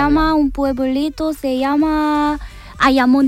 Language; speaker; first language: Spanish; non-native, learner; Korean